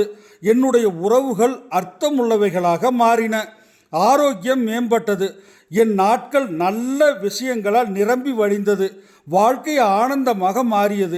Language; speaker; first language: Tamil; native; Tamil